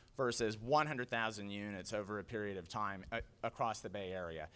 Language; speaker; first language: English; native; English